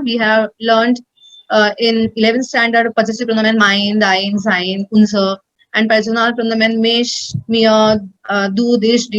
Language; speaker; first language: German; non-native, learner; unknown